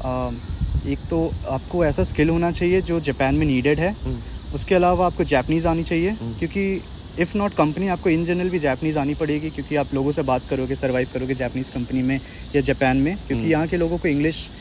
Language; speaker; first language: Hindi; native; Hindi